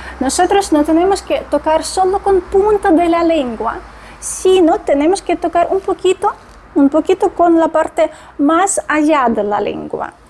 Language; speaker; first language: Spanish; non-native, fluent; Russian